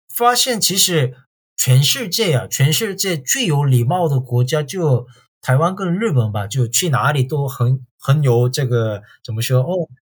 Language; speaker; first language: Chinese; non-native, fluent; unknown